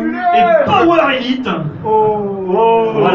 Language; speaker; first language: French; native; French